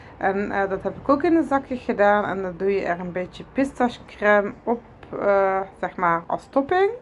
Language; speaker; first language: Dutch; early bilingual, other home language; Arabic